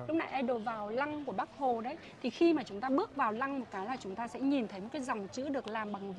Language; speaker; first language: Vietnamese; native; Vietnamese